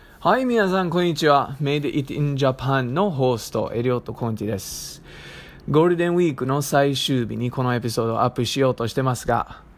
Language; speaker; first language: Japanese; non-native, fluent; English